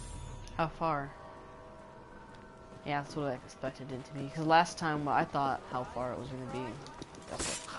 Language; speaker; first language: English; native; English